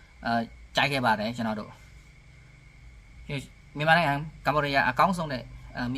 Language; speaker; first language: Burmese; non-native, learner; Khmer